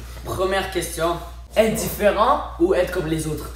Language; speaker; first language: French; native; French